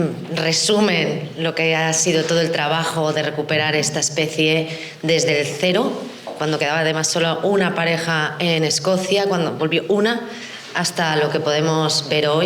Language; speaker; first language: Spanish; native; Spanish